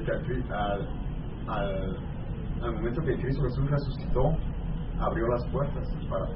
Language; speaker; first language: Spanish; native; Spanish